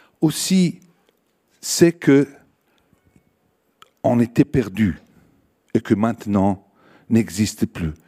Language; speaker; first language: French; non-native, fluent; Italian